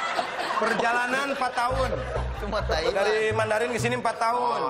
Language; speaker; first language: Indonesian; native; Indonesian